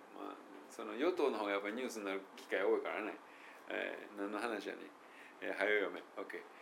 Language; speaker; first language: Japanese; native; Japanese